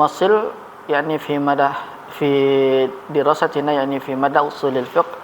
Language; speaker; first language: Arabic; non-native, fluent; Indonesian